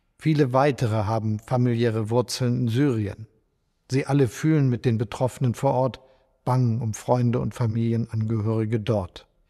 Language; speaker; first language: German; native; German